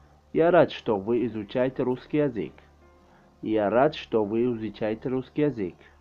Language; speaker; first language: Russian; non-native, learner; Tajik